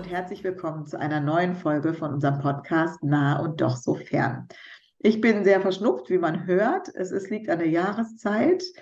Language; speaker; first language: German; native; German